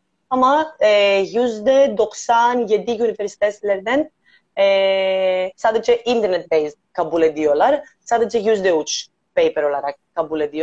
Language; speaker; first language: Turkish; non-native, learner; Greek